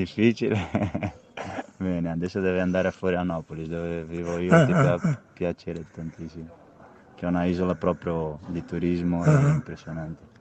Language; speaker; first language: Italian; non-native, fluent; Portuguese